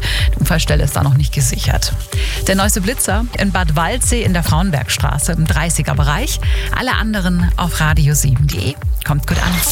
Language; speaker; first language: German; native; German